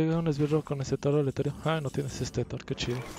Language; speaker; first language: Spanish; native; Spanish